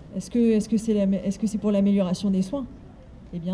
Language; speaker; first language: French; native; French